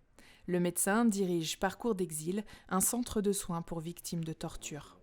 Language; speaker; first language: French; native; French